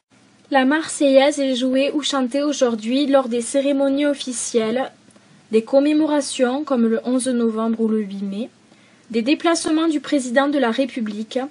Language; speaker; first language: French; native; French